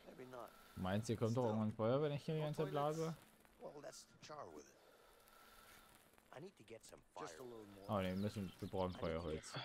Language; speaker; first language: German; native; German